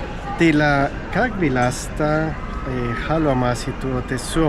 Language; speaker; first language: Finnish; non-native, learner; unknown